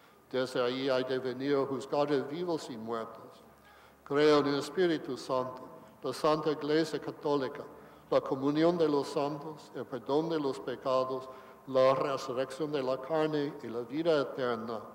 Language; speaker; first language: Spanish; non-native, fluent; English